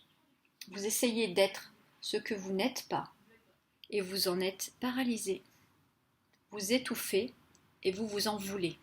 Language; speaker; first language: French; native; French